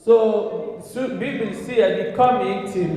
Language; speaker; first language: Danish; non-native, fluent; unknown